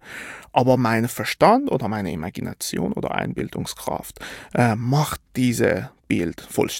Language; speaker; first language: German; non-native, fluent; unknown